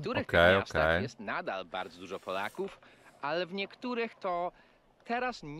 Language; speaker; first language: Polish; non-native, fluent; English